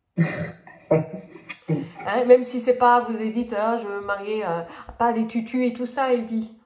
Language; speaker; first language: French; native; French